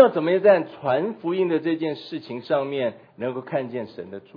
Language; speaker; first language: Chinese; native; Chinese